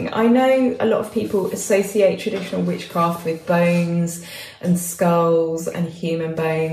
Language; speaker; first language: English; native; English